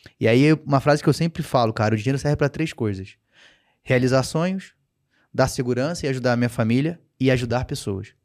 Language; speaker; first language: Portuguese; native; Portuguese